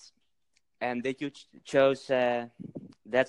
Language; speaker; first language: English; non-native, fluent; Dutch